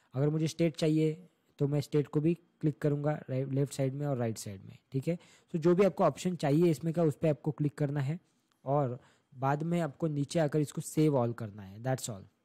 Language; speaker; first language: Hindi; non-native, local second language; Marathi